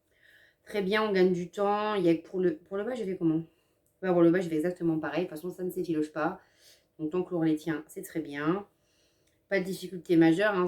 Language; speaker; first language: French; native; French